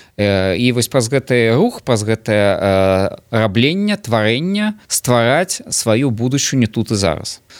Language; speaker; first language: Belarusian; non-native, local second language; Russian